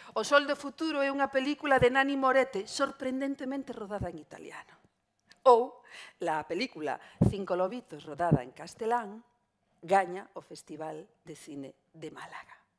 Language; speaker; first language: Galician; non-native, local second language; Spanish